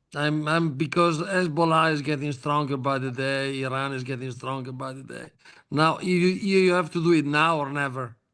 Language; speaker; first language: English; non-native, fluent; Italian